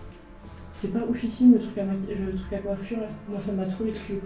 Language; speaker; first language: French; native; French